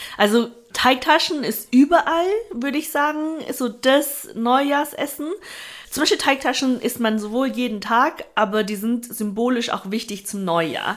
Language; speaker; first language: German; early bilingual, other home language; Chinese